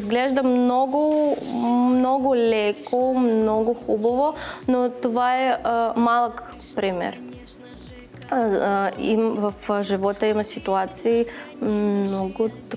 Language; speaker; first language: Bulgarian; non-native, learner; Russian